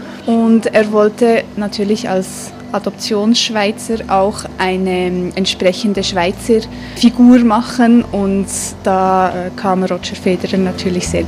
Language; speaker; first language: German; native; German